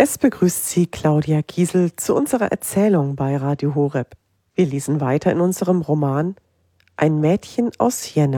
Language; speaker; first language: German; native; German